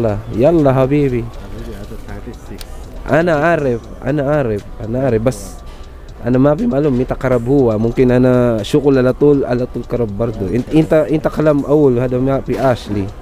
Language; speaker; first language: Arabic; non-native, learner; Filipino